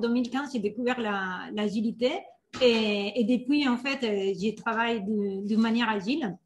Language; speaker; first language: French; non-native, fluent; Spanish